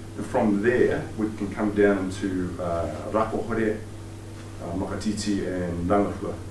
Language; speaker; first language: English; native; English